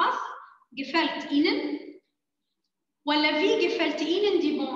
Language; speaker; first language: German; non-native, fluent; Arabic